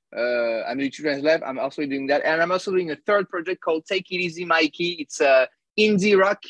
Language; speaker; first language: English; non-native, fluent; French